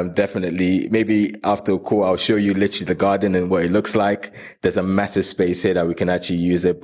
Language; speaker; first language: English; non-native, local second language; Yoruba